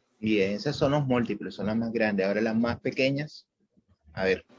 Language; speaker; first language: Spanish; native; Spanish